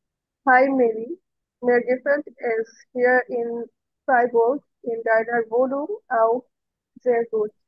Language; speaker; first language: German; non-native, learner; Bangla